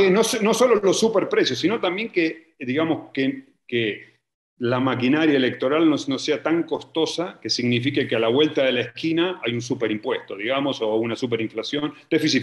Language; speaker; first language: Spanish; native; Spanish